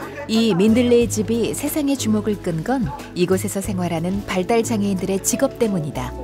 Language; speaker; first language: Korean; native; Korean